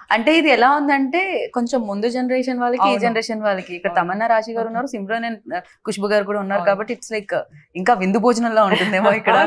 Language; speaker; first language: Telugu; native; Telugu